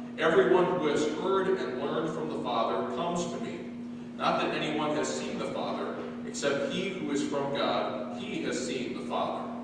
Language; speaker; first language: English; native; English